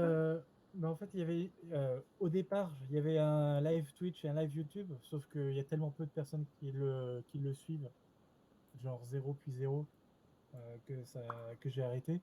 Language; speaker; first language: French; native; French